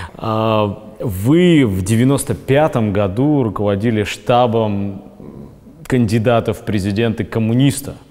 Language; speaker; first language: Russian; native; Russian